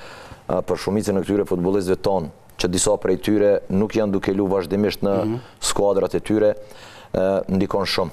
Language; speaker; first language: Albanian; native; Albanian